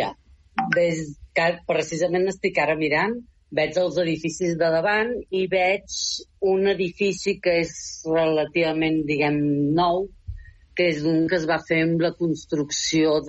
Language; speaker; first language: Catalan; native; Catalan